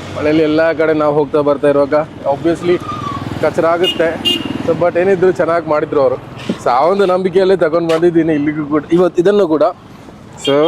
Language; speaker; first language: Kannada; non-native, local second language; Malayalam